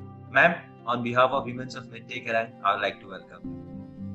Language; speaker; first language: English; non-native, local second language; Hindi